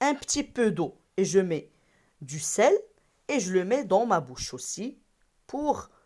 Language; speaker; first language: French; non-native, local second language; Arabic